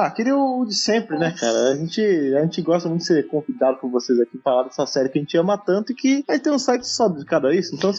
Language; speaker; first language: Portuguese; native; Portuguese